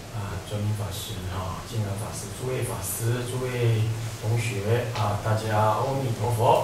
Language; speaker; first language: Chinese; native; Chinese